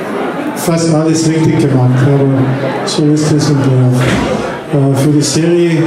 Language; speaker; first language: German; non-native, fluent; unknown